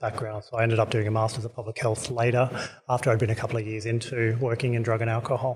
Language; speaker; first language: English; native; English